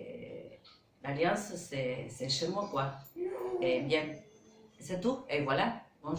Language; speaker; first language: French; non-native, fluent; Spanish